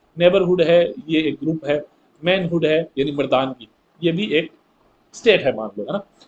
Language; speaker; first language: Hindi; native; Hindi